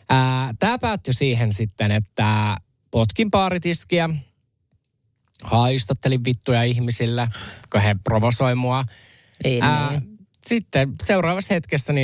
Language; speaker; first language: Finnish; native; Finnish